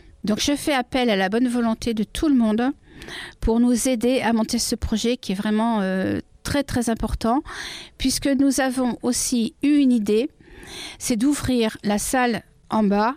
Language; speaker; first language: French; native; French